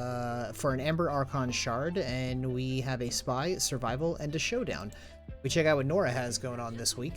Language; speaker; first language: English; native; English